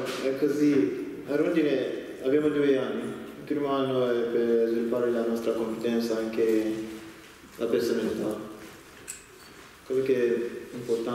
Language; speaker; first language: Italian; non-native, learner; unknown